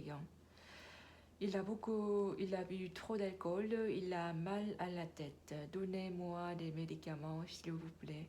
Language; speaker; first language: French; non-native, learner; Korean